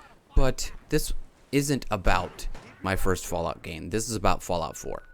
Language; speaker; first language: English; native; English